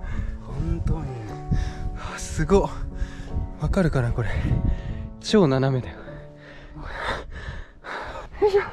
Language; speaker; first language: Japanese; native; Japanese